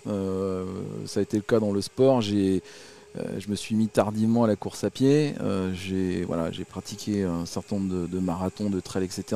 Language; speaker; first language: French; native; French